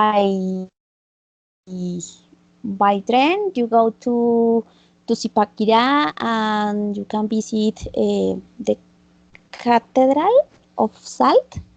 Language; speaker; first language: English; non-native, learner; Spanish